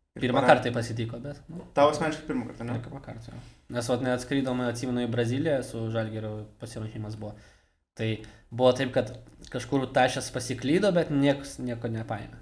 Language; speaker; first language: Lithuanian; non-native, local second language; Russian